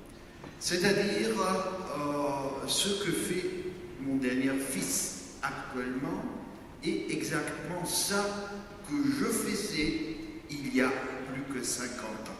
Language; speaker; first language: French; non-native, fluent; German